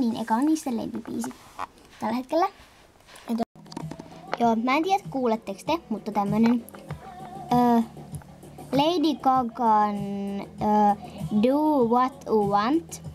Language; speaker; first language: Finnish; native; Finnish